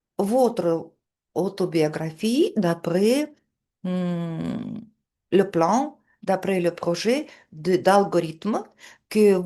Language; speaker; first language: French; non-native, fluent; Russian